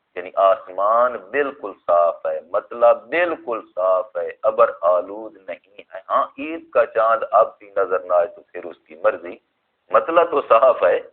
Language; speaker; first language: Urdu; non-native, local second language; Punjabi